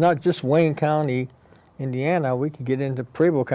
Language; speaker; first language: English; native; English